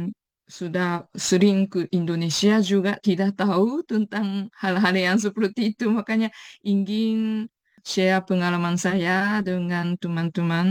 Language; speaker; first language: Indonesian; non-native, fluent; Japanese